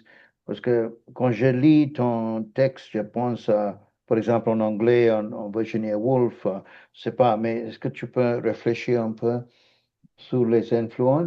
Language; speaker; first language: French; non-native, fluent; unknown